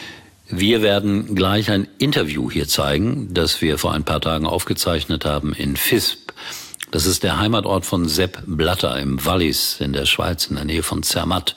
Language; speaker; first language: German; native; German